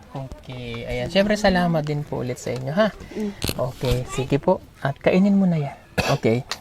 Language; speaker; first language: Filipino; non-native, local second language; Cebuano